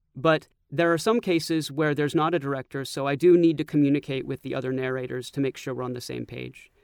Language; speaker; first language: English; native; English